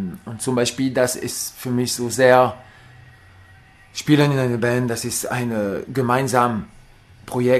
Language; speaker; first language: German; non-native, learner; French